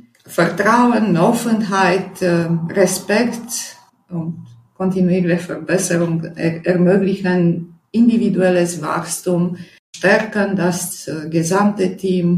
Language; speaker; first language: German; non-native, fluent; Romanian